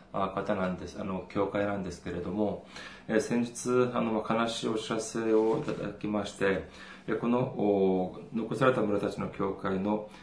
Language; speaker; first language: Japanese; non-native, fluent; Korean